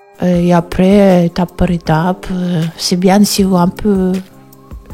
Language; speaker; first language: French; non-native, learner; Russian